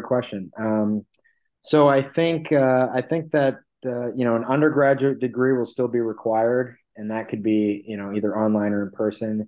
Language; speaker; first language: English; native; English